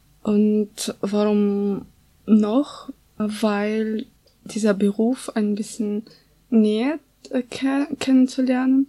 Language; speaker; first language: German; non-native, learner; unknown